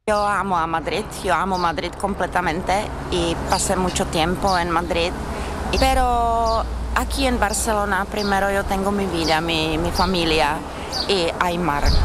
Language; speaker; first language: Spanish; non-native, fluent; Czech